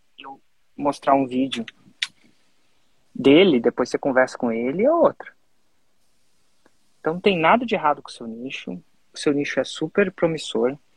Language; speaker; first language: Portuguese; native; Portuguese